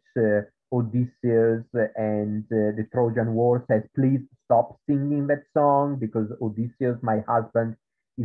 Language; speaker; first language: English; non-native, fluent; Italian